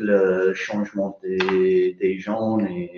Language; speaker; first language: French; non-native, fluent; English